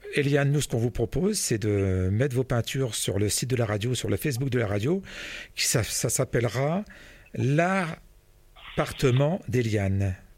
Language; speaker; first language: French; native; French